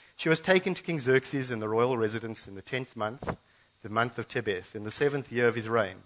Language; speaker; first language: English; native; English